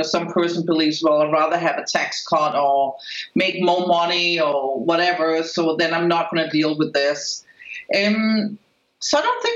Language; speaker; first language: English; non-native, fluent; Spanish